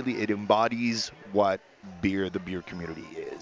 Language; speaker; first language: English; non-native, fluent; Italian